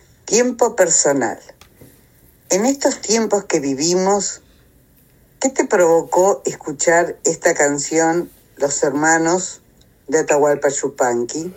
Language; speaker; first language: Spanish; native; Spanish